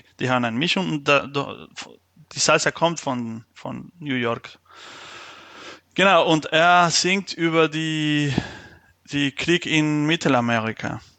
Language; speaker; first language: German; non-native, fluent; Spanish